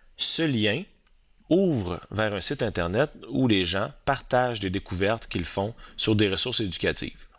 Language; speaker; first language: French; native; French